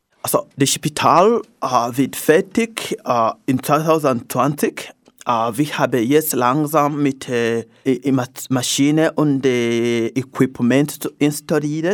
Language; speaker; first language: German; non-native, learner; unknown